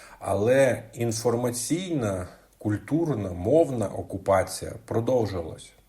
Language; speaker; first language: Ukrainian; non-native, local second language; Russian